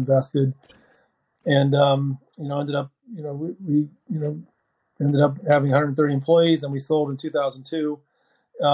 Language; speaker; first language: English; native; English